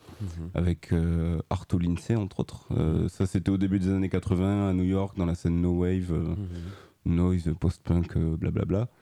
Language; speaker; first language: French; native; French